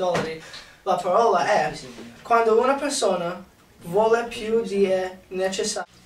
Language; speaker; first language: Italian; non-native, learner; English